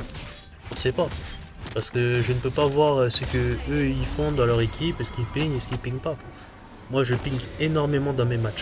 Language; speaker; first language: French; native; French